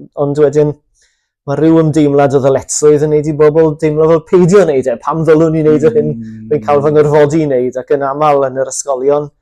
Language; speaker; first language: Welsh; native; Welsh